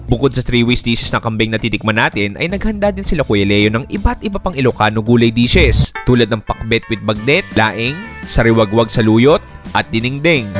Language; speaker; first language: Filipino; native; Filipino